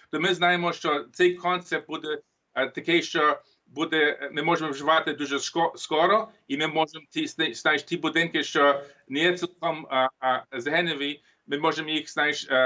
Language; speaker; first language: Ukrainian; early bilingual, heritage; Ukrainian